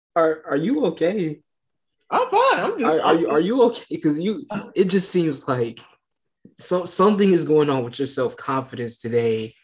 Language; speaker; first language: English; native; English